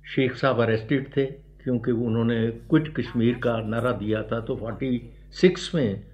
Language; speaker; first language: Hindi; native; Hindi